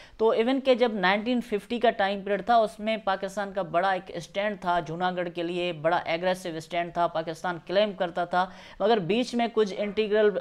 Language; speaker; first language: Urdu; non-native, local second language; Sindhi